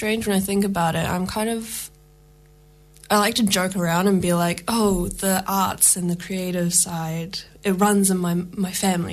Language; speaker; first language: English; native; English